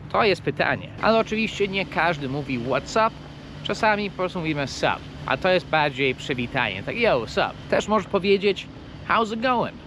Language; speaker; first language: Polish; non-native, fluent; English